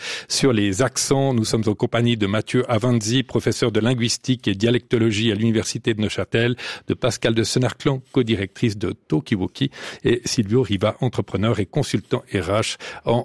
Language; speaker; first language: French; native; French